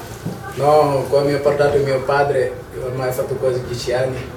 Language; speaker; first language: Italian; non-native, learner; Wolof